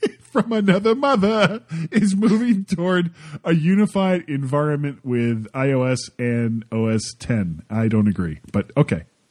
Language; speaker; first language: English; native; English